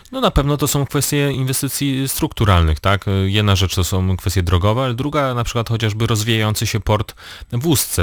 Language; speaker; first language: Polish; native; Polish